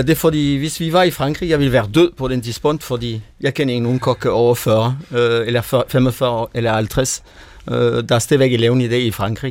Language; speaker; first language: Danish; non-native, fluent; French